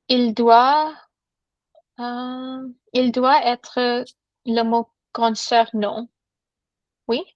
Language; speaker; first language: French; non-native, learner; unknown